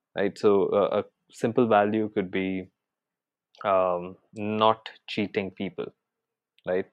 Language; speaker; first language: English; non-native, local second language; Hindi